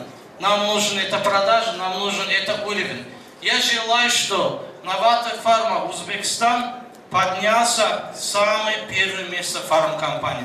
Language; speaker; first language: Russian; non-native, fluent; Azerbaijani